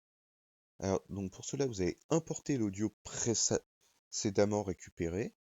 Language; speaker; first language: French; native; French